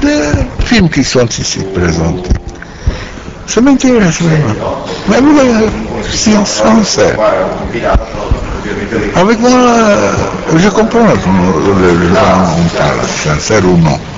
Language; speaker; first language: French; non-native, learner; Romanian